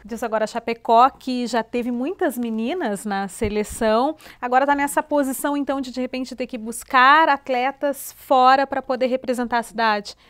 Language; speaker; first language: Portuguese; native; Portuguese